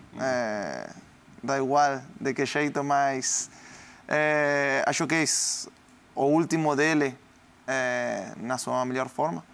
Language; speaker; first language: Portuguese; non-native, learner; Spanish